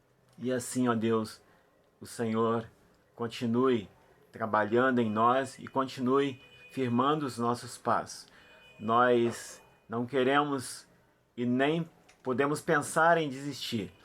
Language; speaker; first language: Portuguese; native; Portuguese